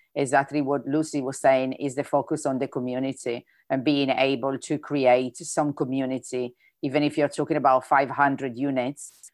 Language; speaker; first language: English; non-native, fluent; Italian